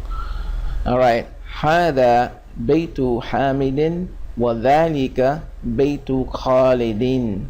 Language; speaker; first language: Arabic; non-native, fluent; English